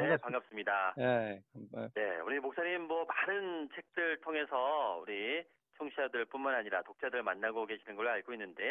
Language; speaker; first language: Korean; native; Korean